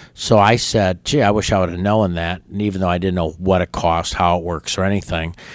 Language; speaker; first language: English; native; English